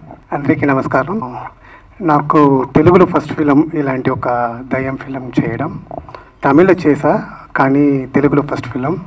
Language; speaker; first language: Telugu; non-native, fluent; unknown